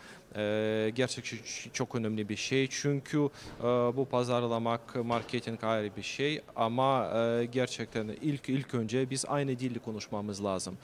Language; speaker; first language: Turkish; non-native, fluent; Russian